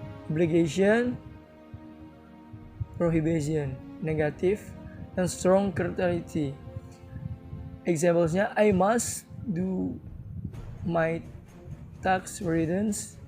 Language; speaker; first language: English; non-native, learner; Indonesian